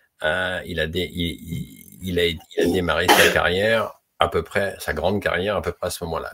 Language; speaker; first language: French; native; French